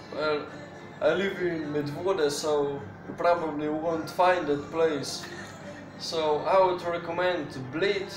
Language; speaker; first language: English; non-native, fluent; Slovenian